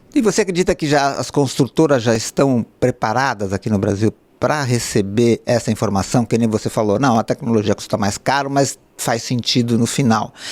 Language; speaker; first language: Portuguese; native; Portuguese